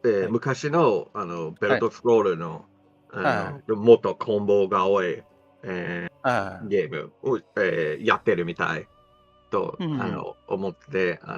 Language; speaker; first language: Japanese; non-native, fluent; English